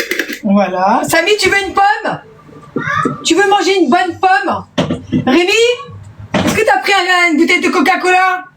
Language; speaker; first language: French; native; French